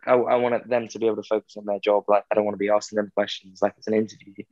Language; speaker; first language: English; native; English